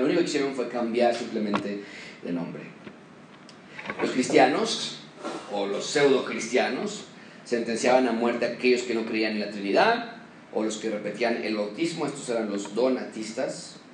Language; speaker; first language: Spanish; native; Spanish